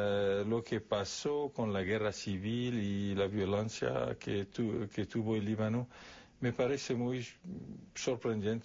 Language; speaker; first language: Spanish; non-native, fluent; Arabic